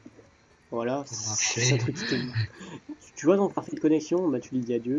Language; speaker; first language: French; native; French